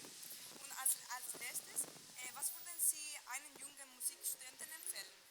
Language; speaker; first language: German; non-native, fluent; Spanish